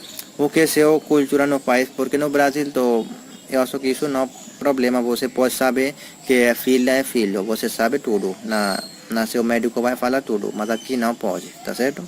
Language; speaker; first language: Portuguese; non-native, learner; Hindi